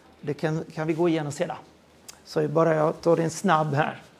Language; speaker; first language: Swedish; non-native, fluent; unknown